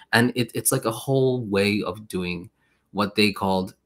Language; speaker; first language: English; non-native, fluent; Swedish